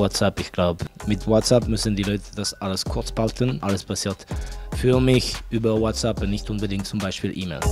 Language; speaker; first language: German; non-native, local second language; French